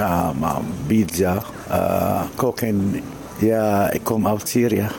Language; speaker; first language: Dutch; non-native, learner; Arabic